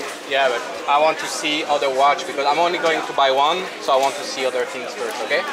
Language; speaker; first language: English; non-native, learner; French